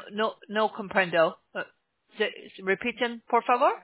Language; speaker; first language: Spanish; non-native, learner; English